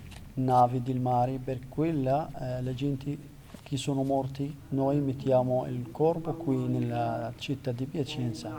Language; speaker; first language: Italian; non-native, learner; Arabic